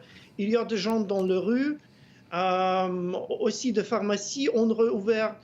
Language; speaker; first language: French; non-native, fluent; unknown